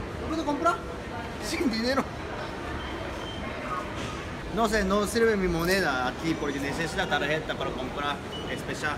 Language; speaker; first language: Spanish; non-native, learner; Japanese